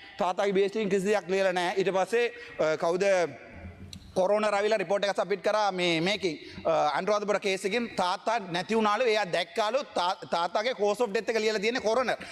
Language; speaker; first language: Sinhala; non-native, local second language; Tamil